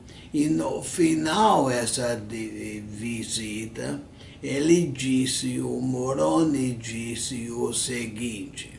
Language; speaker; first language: Portuguese; non-native, fluent; English